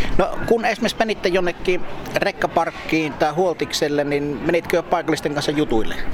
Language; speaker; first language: Finnish; native; Finnish